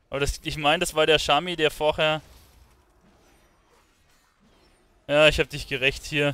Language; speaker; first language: German; native; German